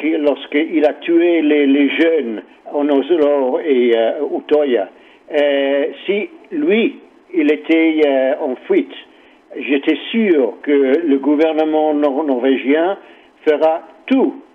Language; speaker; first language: French; non-native, learner; English